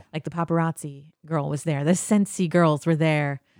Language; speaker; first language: English; native; English